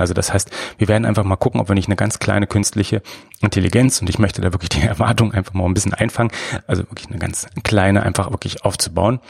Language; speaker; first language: German; native; German